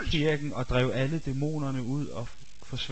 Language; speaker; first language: Danish; native; Danish